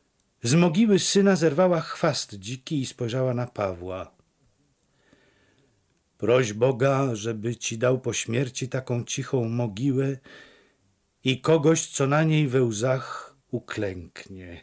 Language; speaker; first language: Polish; native; Polish